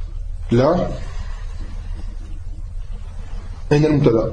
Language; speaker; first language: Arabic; non-native, fluent; French